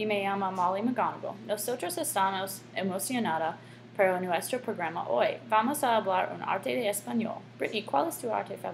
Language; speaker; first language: Spanish; non-native, learner; English